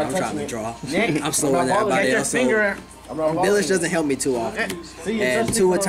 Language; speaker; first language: English; native; English